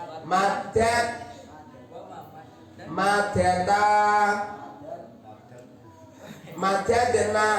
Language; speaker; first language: Arabic; non-native, fluent; Indonesian